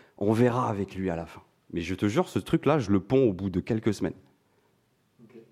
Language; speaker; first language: French; non-native, local second language; Arabic